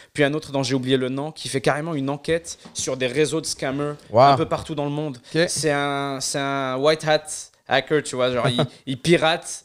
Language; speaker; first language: French; non-native, local second language; Arabic